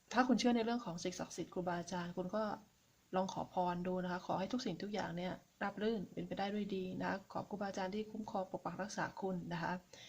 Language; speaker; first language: Thai; native; Thai